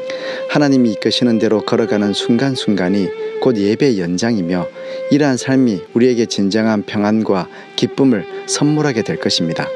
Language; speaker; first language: Korean; native; Korean